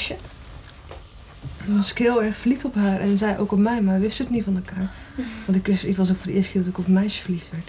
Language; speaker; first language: Dutch; native; Dutch